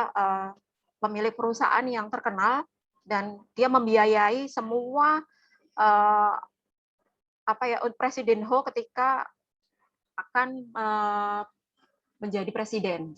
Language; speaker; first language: Indonesian; native; Indonesian